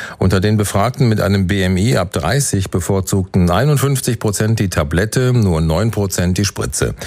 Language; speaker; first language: German; native; German